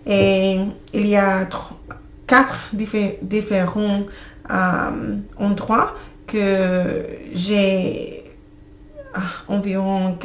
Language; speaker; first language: French; non-native, learner; English